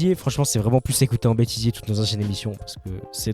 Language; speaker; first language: French; native; French